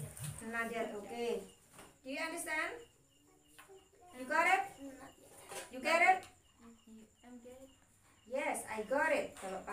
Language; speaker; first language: English; non-native, learner; Indonesian